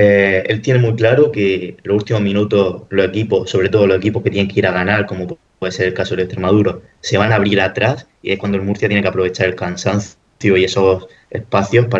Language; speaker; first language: Spanish; native; Spanish